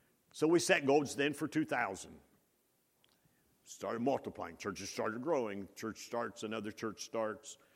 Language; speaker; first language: English; native; English